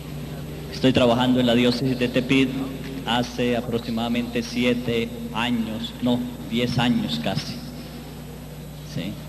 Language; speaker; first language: Spanish; native; Spanish